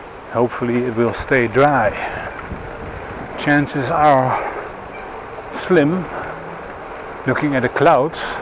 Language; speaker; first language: English; non-native, fluent; Dutch